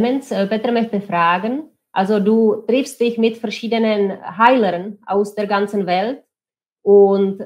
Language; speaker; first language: German; non-native, fluent; Czech